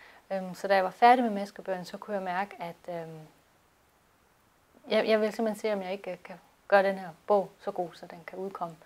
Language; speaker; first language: Danish; native; Danish